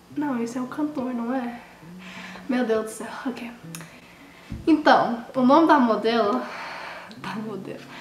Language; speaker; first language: Portuguese; early bilingual, heritage; Portuguese